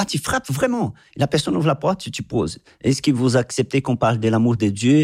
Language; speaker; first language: French; non-native, fluent; Portuguese